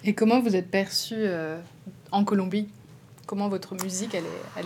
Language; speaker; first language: French; native; French